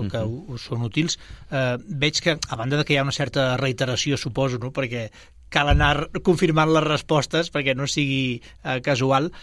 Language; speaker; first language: Catalan; native; Catalan